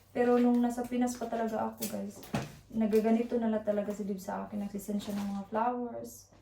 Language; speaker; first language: Filipino; native; Filipino